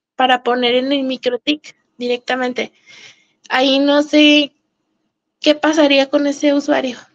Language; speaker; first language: Spanish; native; Spanish